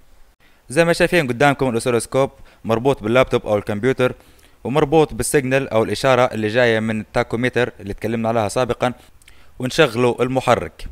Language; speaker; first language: Arabic; native; Arabic